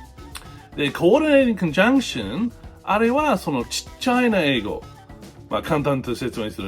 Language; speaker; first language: Japanese; non-native, fluent; English